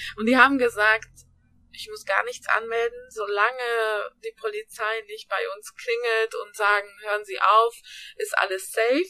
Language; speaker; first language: German; early bilingual, other home language; Hungarian